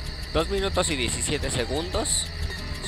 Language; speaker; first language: Spanish; native; Spanish